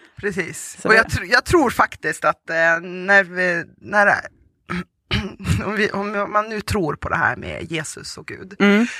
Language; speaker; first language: Swedish; early bilingual, other home language; Russian